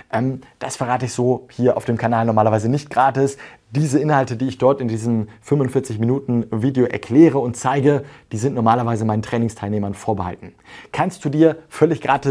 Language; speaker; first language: German; native; German